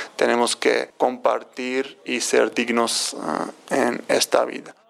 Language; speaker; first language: Spanish; non-native, fluent; Georgian